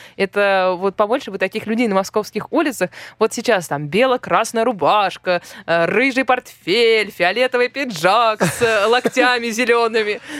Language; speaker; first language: Russian; native; Russian